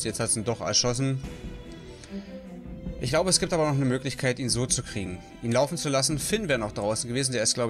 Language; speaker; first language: German; native; German